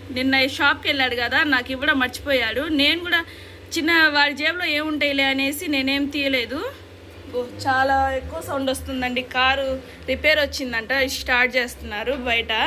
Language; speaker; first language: Telugu; non-native, local second language; Urdu